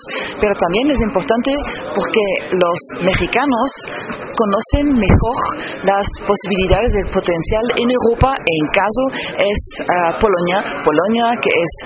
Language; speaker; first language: Spanish; non-native, fluent; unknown